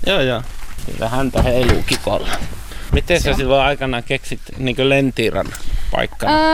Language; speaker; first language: Finnish; native; Finnish